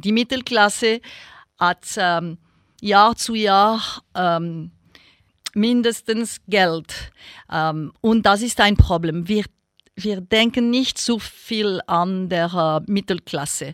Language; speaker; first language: German; non-native, local second language; French